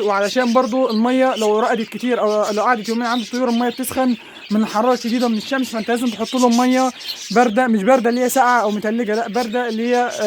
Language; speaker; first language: Arabic; native; Arabic